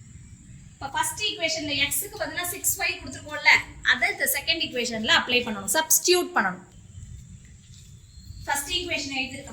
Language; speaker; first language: Tamil; native; Tamil